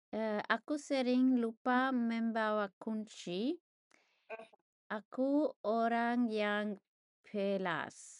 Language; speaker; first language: Indonesian; non-native, learner; English